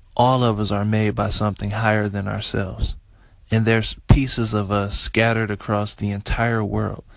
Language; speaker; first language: English; native; English